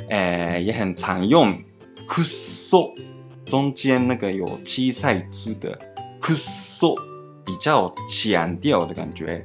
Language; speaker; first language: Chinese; non-native, fluent; Japanese